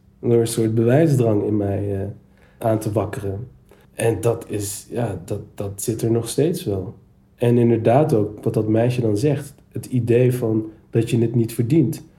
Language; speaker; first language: Dutch; early bilingual, other home language; Turkish